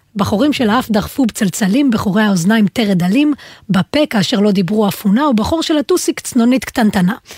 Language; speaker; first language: Hebrew; native; Hebrew